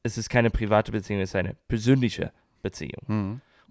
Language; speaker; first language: German; non-native, learner; English